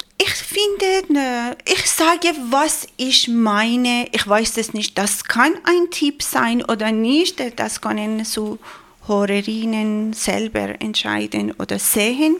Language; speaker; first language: German; non-native, learner; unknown